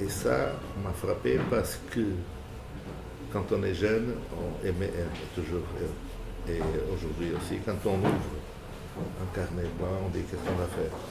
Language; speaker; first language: French; non-native, fluent; Portuguese